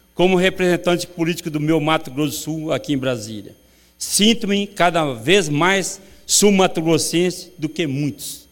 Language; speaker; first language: Portuguese; native; Portuguese